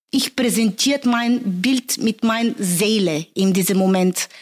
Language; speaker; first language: German; non-native, learner; Bulgarian